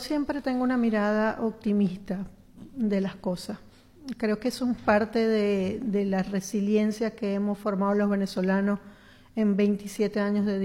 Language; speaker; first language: Spanish; native; Spanish